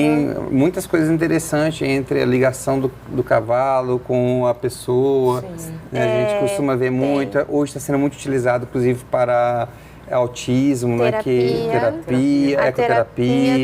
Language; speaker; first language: Portuguese; native; Portuguese